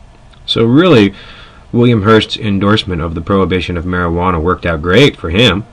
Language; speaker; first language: English; native; English